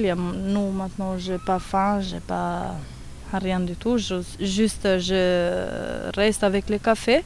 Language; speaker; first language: French; non-native, learner; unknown